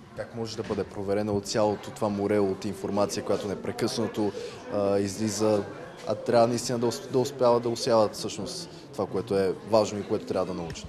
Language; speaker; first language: Bulgarian; native; Bulgarian